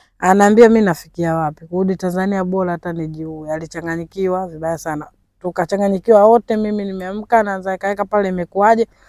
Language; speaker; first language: Swahili; native; Swahili